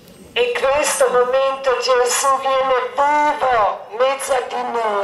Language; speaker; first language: Italian; non-native, learner; Croatian